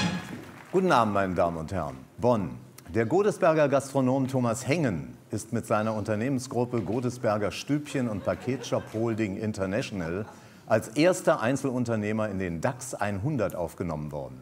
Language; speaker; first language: German; native; German